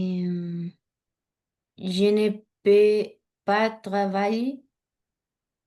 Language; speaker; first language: French; non-native, learner; Spanish